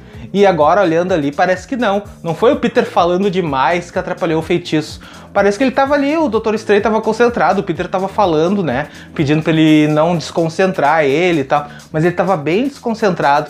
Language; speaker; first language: Portuguese; native; Portuguese